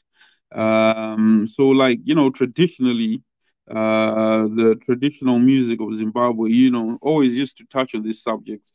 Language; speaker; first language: English; non-native, local second language; Shona